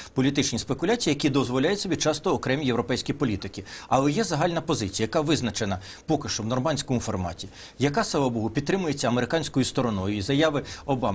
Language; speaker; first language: Ukrainian; native; Ukrainian